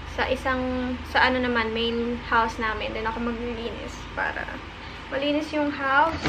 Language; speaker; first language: Filipino; native; Filipino